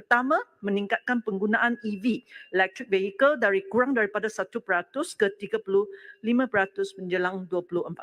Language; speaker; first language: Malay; non-native, local second language; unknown